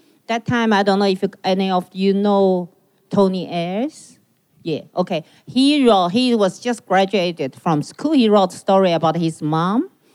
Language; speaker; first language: English; non-native, learner; Chinese